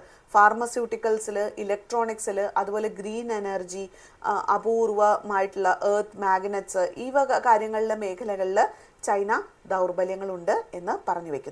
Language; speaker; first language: Malayalam; native; Malayalam